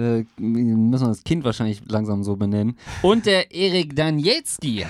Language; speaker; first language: German; native; German